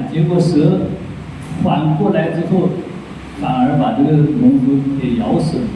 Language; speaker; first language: Chinese; native; Chinese